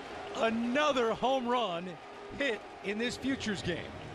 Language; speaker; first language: English; native; English